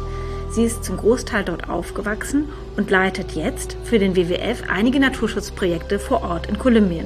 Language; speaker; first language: German; native; German